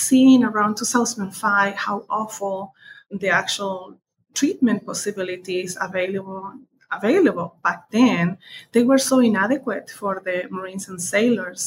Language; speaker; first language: English; non-native, fluent; Spanish